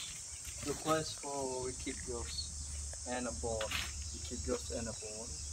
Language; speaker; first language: English; non-native, learner; Khmer